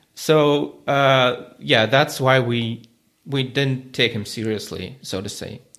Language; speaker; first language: English; non-native, fluent; Russian